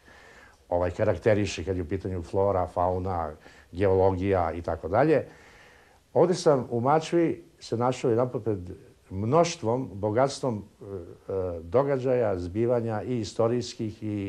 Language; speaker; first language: Serbian; native; Serbian